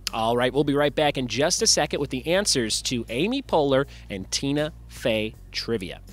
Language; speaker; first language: English; native; English